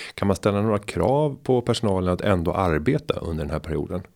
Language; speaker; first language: Swedish; native; Swedish